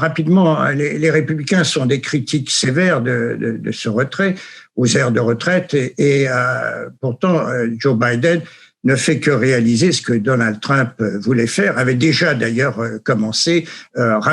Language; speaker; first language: French; native; French